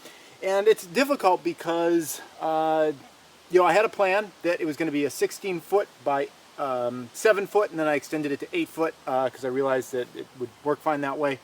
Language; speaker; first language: English; native; English